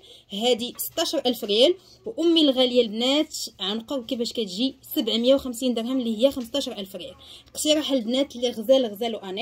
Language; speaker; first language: Arabic; native; Arabic